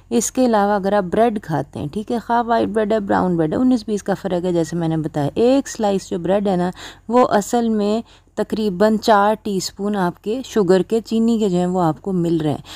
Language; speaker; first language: Urdu; native; Urdu